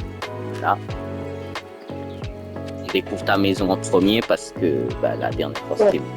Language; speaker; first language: French; native; French